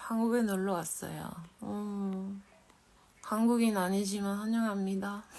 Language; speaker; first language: Korean; non-native, fluent; French